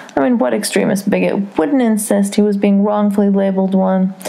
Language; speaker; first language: English; native; English